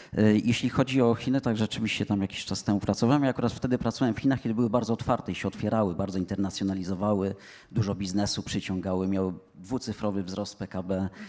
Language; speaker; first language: Polish; native; Polish